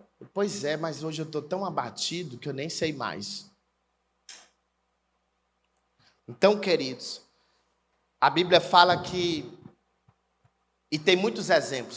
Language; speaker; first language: Portuguese; native; Portuguese